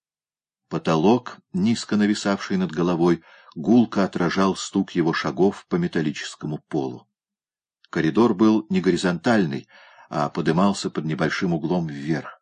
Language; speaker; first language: Russian; native; Russian